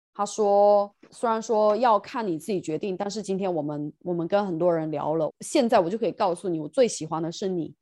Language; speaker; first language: Chinese; native; Chinese